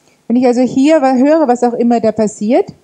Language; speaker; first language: German; native; German